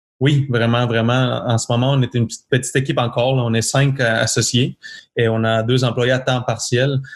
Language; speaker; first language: French; non-native, fluent; Spanish